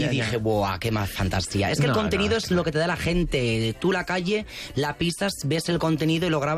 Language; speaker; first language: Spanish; native; Spanish